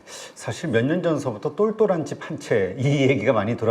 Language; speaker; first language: Korean; native; Korean